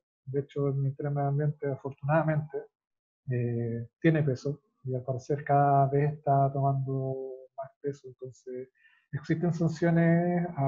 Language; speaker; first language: Spanish; native; Spanish